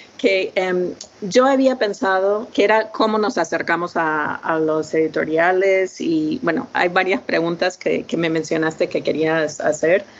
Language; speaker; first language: Spanish; non-native, fluent; English